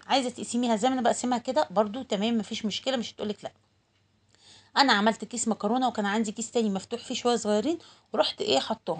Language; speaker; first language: Arabic; native; Arabic